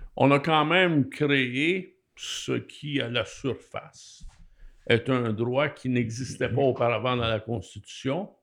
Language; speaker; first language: French; native; French